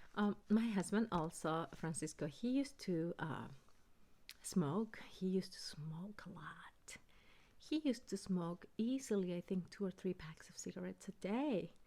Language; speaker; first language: English; early bilingual, other home language; Spanish